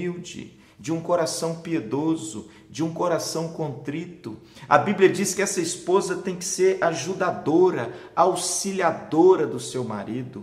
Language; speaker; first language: Portuguese; native; Portuguese